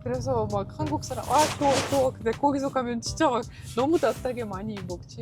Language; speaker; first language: Korean; non-native, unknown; Ukrainian